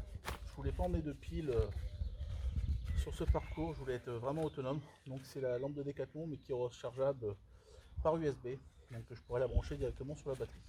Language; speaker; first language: French; native; French